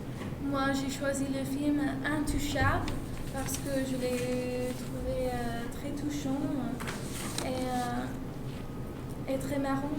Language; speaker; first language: French; non-native, learner; English